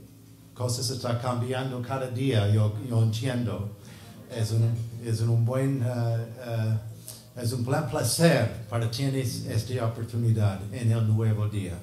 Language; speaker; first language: Spanish; non-native, learner; English